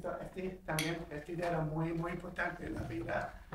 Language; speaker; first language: Spanish; non-native, learner; English